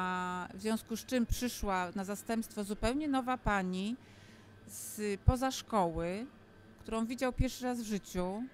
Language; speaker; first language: Polish; native; Polish